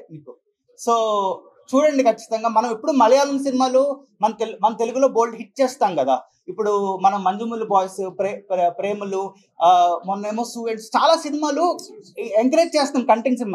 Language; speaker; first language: Telugu; native; Telugu